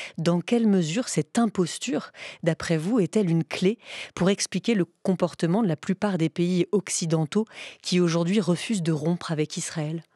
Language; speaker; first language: French; native; French